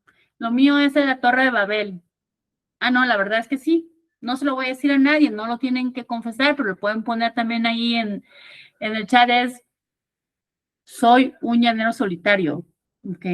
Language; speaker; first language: Spanish; native; Spanish